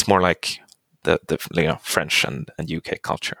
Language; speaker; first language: English; non-native, fluent; Swedish